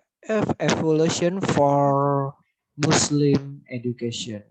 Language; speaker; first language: English; non-native, learner; Indonesian